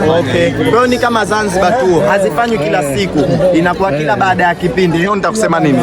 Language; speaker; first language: Swahili; native; Swahili